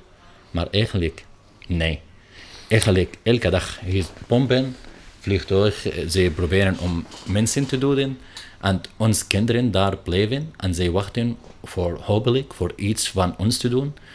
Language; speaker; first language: Dutch; non-native, learner; Arabic